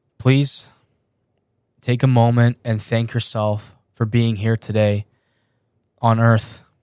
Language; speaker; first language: English; early bilingual, other home language; Persian